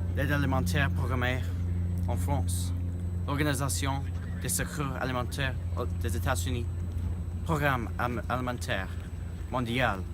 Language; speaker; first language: French; non-native, learner; English